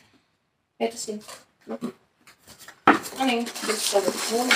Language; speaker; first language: Finnish; native; Finnish